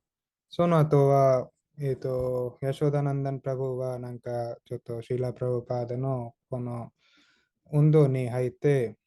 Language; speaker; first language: Japanese; non-native, fluent; Hindi